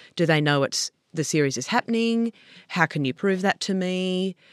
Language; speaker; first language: English; native; English